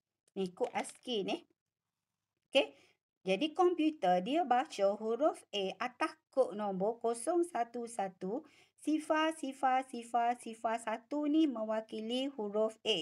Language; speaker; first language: Malay; native; Malay